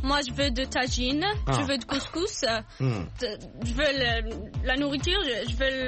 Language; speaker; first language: French; non-native, learner; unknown